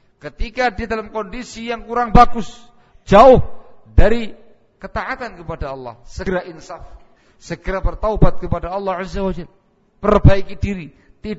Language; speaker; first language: Indonesian; native; Indonesian